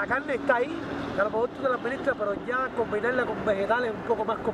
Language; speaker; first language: Spanish; native; Spanish